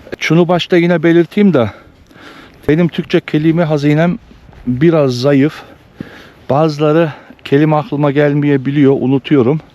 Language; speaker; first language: Turkish; early bilingual, heritage; Turkish